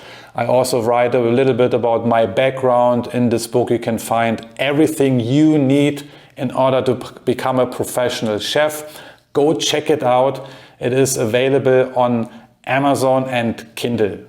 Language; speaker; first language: English; non-native, fluent; German